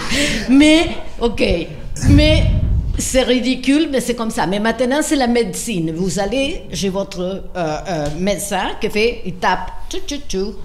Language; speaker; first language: French; non-native, fluent; Spanish